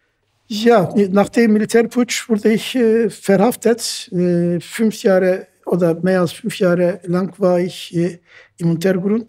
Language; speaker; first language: German; non-native, fluent; Turkish